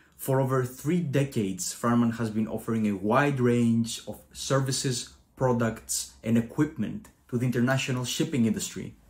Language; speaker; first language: English; non-native, fluent; Greek